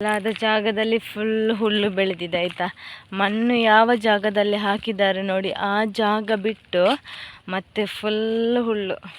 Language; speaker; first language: Kannada; non-native, local second language; Tulu